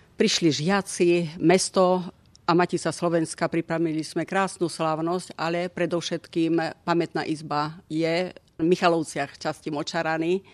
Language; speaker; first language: Slovak; native; Slovak